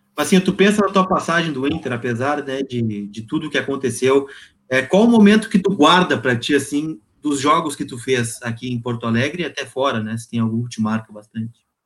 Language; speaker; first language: Portuguese; native; Portuguese